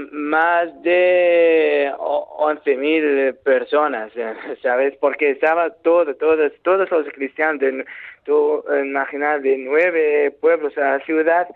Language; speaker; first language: Spanish; non-native, learner; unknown